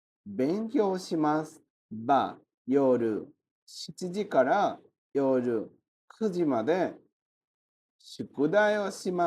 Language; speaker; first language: Japanese; non-native, fluent; Bangla